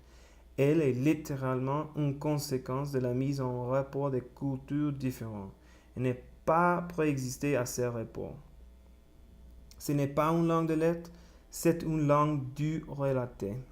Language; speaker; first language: French; non-native, learner; Spanish